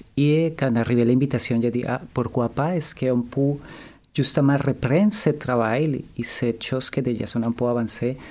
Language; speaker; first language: French; non-native, learner; Spanish